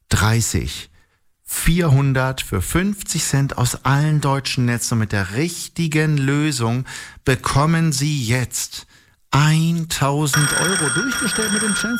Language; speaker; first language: German; native; German